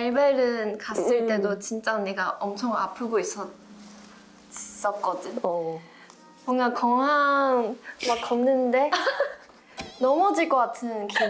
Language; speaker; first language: Korean; non-native, fluent; Chinese